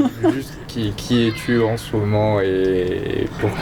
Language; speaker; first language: French; native; French